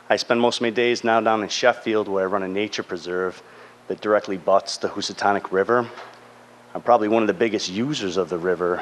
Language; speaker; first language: English; native; English